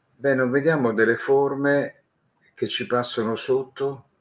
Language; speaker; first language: Italian; native; Italian